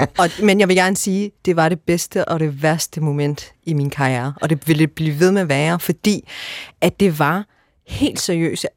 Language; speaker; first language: Danish; early bilingual, other home language; Arabic